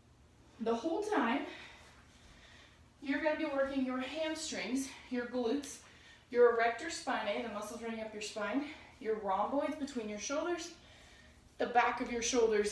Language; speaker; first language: English; native; English